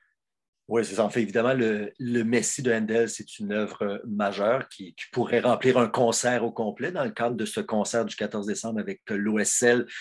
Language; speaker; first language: French; native; French